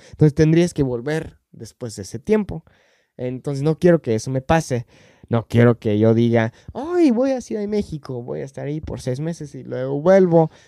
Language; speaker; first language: Spanish; non-native, fluent; English